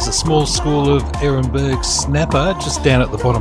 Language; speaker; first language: English; native; English